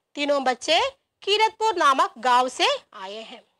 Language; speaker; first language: Hindi; non-native, local second language; Malayalam